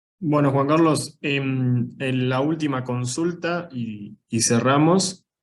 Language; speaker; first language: Spanish; native; Spanish